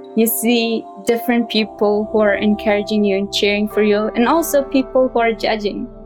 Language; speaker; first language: English; non-native, fluent; Persian